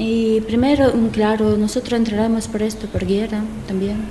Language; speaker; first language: Spanish; non-native, learner; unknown